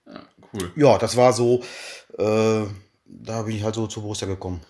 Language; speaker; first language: German; native; German